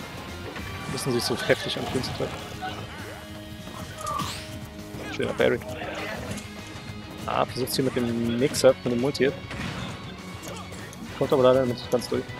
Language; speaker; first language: German; native; German